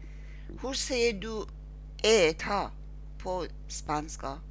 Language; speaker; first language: Swedish; non-native, fluent; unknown